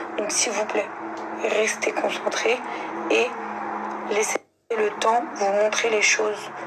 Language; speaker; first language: French; native; French